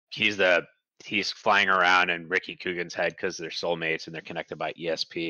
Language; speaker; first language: English; native; English